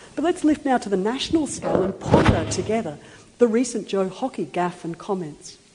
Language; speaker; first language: English; native; English